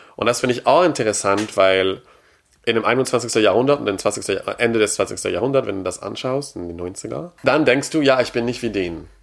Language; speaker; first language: German; non-native, fluent; French